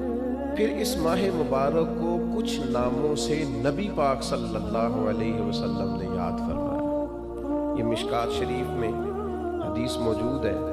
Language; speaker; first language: Urdu; native; Urdu